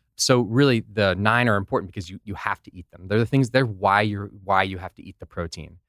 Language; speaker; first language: English; native; English